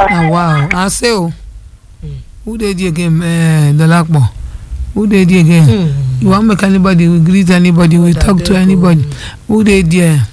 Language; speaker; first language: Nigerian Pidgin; non-native, local second language; Yoruba